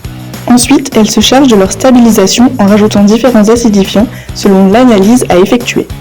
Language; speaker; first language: French; native; French